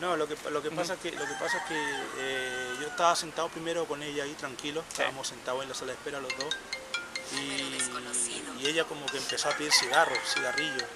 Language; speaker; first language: Spanish; native; Spanish